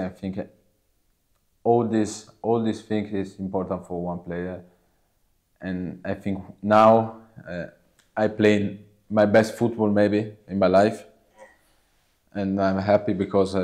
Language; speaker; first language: English; non-native, learner; Italian